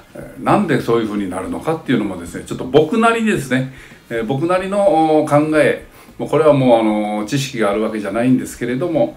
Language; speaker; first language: Japanese; native; Japanese